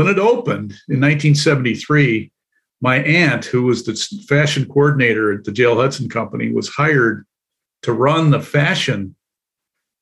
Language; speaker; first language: English; native; English